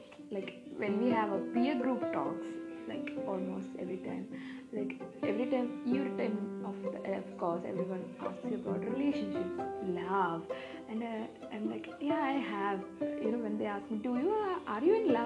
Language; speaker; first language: English; non-native, local second language; Malayalam